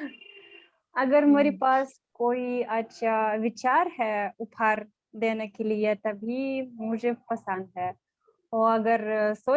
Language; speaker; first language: Hindi; non-native, learner; Russian